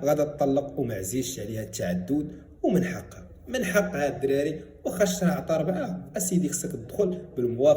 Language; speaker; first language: Arabic; native; Arabic